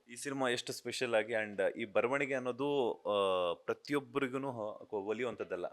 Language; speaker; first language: Kannada; native; Kannada